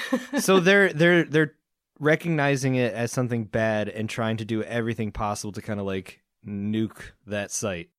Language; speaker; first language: English; native; English